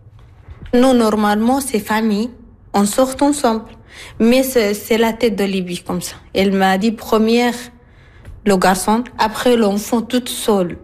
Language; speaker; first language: French; non-native, learner; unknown